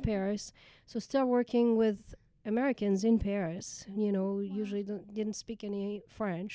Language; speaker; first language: English; non-native, fluent; French